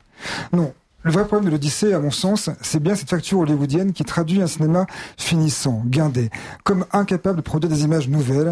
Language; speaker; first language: French; native; French